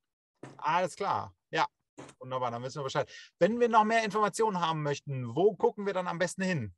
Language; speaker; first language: German; native; German